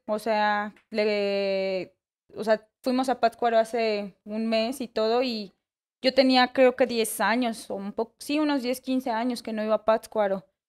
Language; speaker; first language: Spanish; native; Spanish